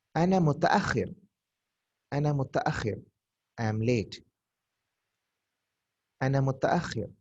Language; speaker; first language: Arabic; non-native, fluent; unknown